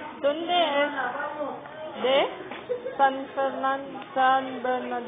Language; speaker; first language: Spanish; non-native, learner; Cebuano